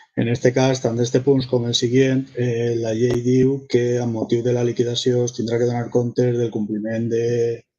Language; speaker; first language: Spanish; non-native, local second language; Catalan